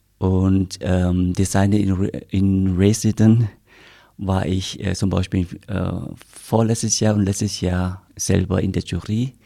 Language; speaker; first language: German; non-native, fluent; Vietnamese